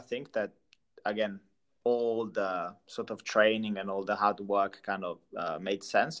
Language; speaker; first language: English; non-native, fluent; Italian